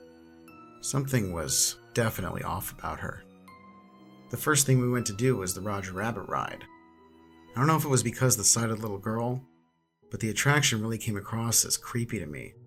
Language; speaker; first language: English; native; English